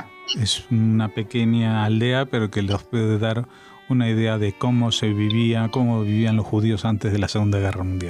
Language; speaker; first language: Spanish; native; Spanish